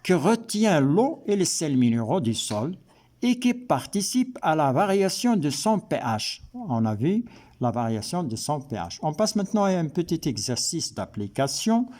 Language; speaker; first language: French; non-native, local second language; Arabic